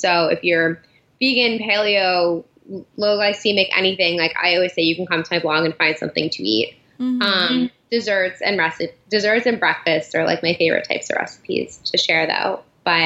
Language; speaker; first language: English; native; English